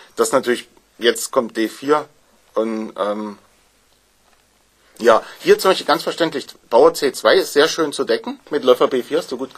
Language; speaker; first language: German; native; German